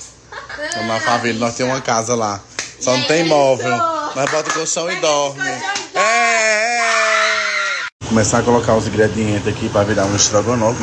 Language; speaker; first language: Portuguese; native; Portuguese